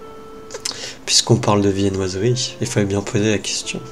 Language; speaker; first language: French; native; French